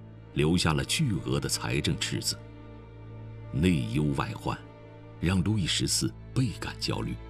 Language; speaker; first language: Chinese; native; Chinese